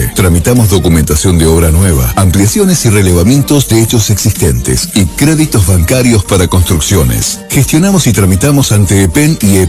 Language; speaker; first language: Spanish; native; Spanish